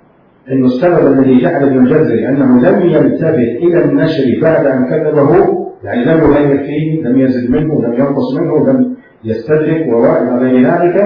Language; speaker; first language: Arabic; native; Arabic